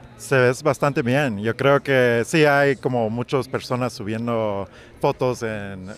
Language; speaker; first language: Spanish; non-native, learner; English